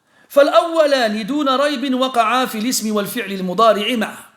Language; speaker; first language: Arabic; early bilingual, heritage; French